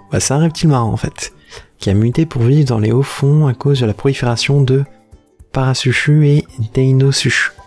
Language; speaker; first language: French; native; French